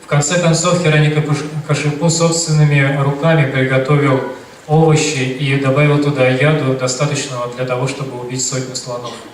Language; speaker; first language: Russian; native; Russian